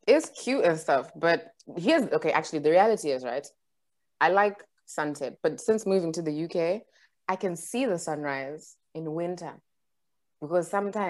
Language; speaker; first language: English; non-native, local second language; Shona